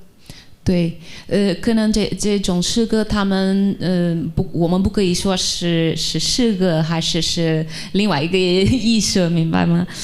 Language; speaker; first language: Chinese; non-native, fluent; Portuguese